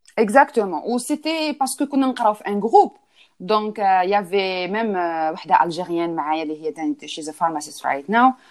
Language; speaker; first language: French; non-native, local second language; Arabic